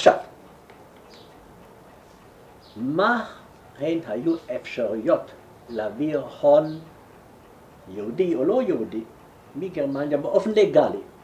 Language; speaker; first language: Hebrew; non-native, fluent; German